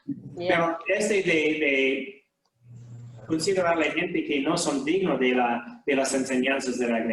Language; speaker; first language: Spanish; non-native, fluent; English